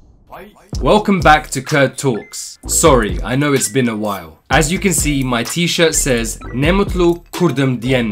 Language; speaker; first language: English; early bilingual, other home language; Kurdish